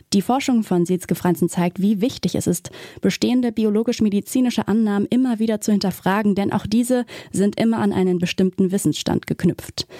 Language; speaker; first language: German; native; German